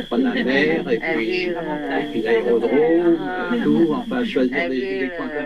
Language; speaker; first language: French; native; French